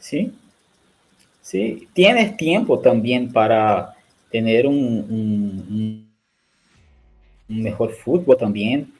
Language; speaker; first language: Spanish; non-native, learner; Portuguese